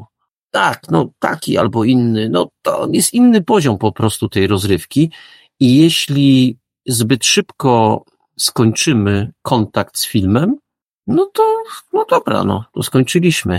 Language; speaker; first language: Polish; native; Polish